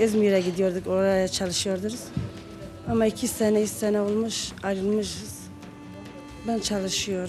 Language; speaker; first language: Turkish; non-native, local second language; Kurdish